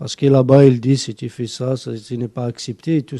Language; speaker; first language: French; non-native, local second language; Arabic